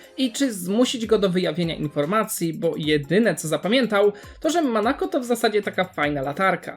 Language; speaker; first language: Polish; native; Polish